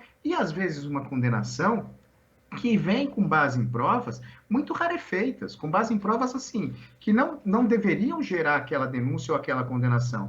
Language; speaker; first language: Portuguese; native; Portuguese